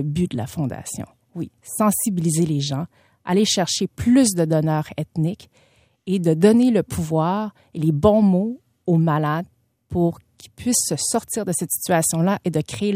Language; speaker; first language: French; early bilingual, other home language; Vietnamese